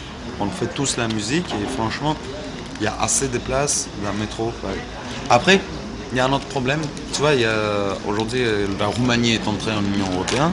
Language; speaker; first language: French; non-native, fluent; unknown